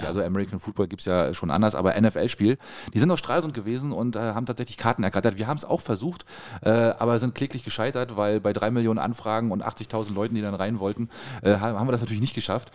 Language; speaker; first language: German; native; German